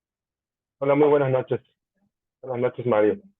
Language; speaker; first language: Spanish; native; Spanish